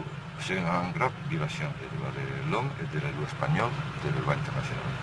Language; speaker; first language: French; non-native, learner; Spanish